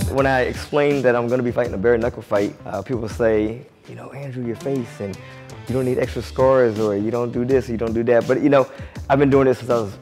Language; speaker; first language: English; native; English